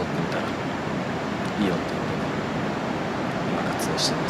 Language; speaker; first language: Japanese; native; Japanese